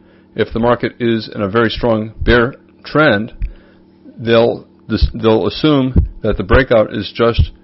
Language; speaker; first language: English; native; English